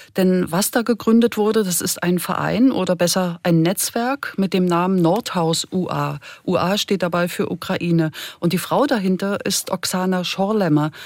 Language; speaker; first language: German; native; German